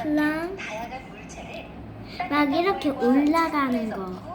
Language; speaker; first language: Korean; early bilingual, heritage; Korean